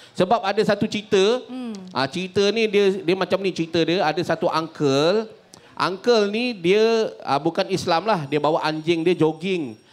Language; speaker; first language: Malay; native; Malay